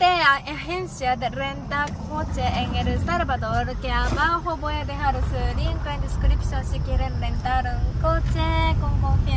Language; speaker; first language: Spanish; non-native, learner; Japanese